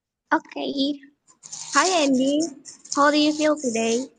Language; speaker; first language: English; non-native, fluent; Indonesian